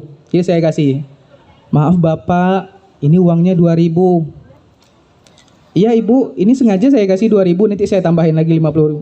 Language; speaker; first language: Indonesian; native; Indonesian